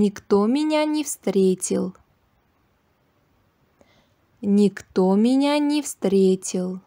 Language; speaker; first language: Russian; non-native, local second language; Uzbek